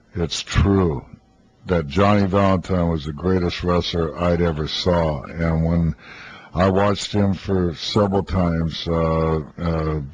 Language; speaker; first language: English; native; English